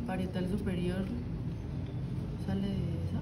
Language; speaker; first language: Spanish; native; Spanish